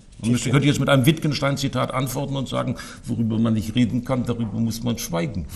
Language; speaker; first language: German; native; German